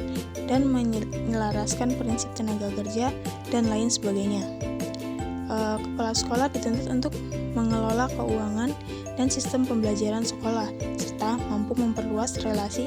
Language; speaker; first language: Indonesian; native; Indonesian